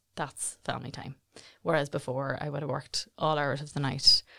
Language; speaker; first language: English; native; English